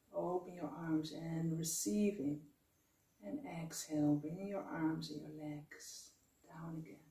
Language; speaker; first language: English; non-native, fluent; Dutch